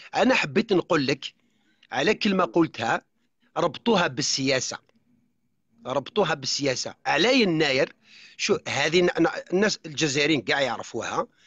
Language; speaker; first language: Arabic; non-native, local second language; Kabyle